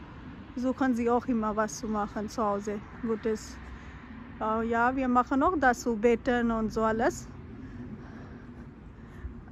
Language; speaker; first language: German; non-native, learner; Urdu